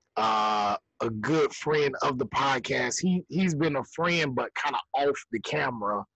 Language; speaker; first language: English; native; English